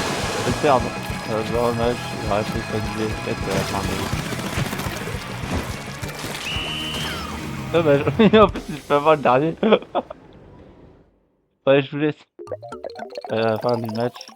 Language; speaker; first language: French; native; French